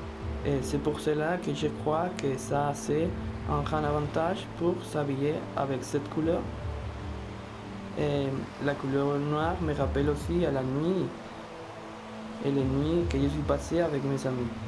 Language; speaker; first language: French; non-native, fluent; Spanish